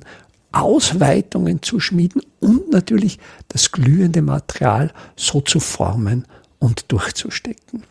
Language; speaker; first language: German; native; German